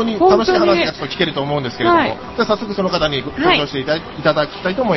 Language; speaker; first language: Japanese; native; Japanese